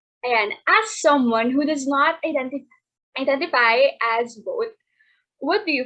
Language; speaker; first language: English; non-native, local second language; Filipino